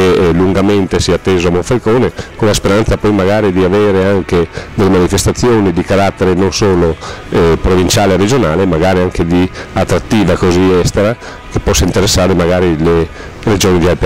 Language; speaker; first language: Italian; native; Italian